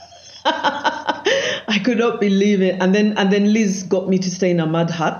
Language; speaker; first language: English; non-native, local second language; Ganda